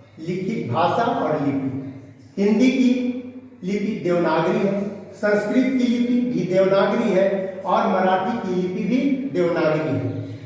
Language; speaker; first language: Hindi; native; Hindi